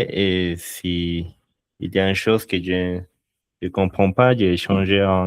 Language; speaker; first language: French; non-native, learner; Spanish